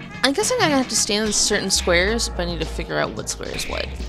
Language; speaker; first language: English; native; English